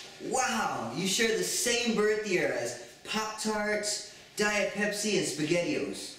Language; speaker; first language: English; early bilingual, other home language; Spanish